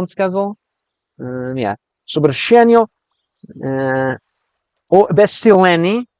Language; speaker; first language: Russian; non-native, learner; English